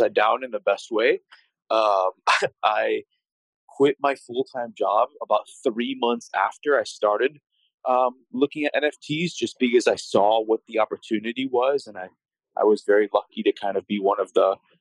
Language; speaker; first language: English; native; English